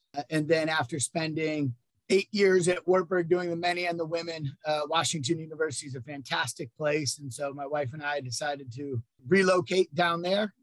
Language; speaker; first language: English; native; English